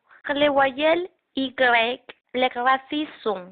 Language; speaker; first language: French; non-native, learner; Spanish